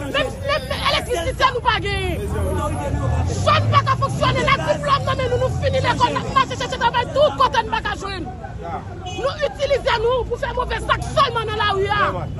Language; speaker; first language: Haitian Creole; native; Haitian Creole